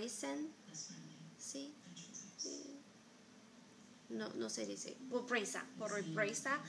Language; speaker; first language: Spanish; non-native, learner; English